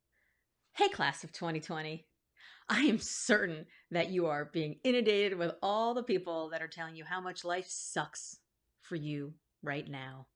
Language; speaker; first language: English; native; English